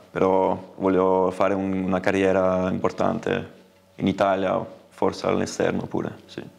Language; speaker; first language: Italian; non-native, fluent; Dutch